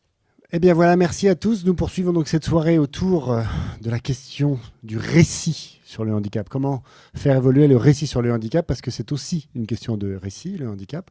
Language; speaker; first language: French; native; French